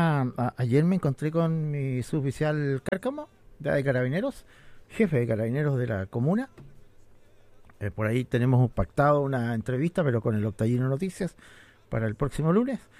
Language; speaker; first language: Spanish; native; Spanish